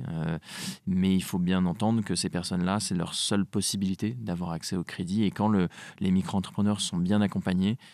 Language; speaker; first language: French; native; French